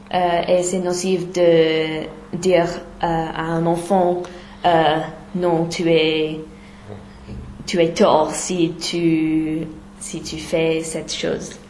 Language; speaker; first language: French; non-native, fluent; English